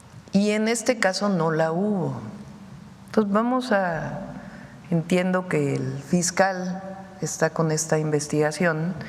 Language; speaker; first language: Spanish; native; Spanish